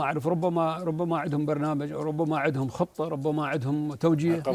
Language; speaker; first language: Arabic; native; Arabic